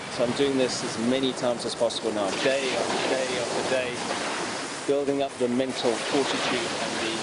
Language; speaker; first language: English; native; English